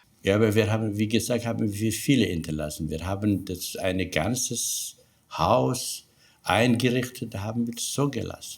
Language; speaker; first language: German; non-native, learner; Kurdish